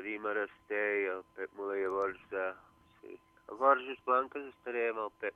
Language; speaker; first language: Catalan; early bilingual, heritage; Catalan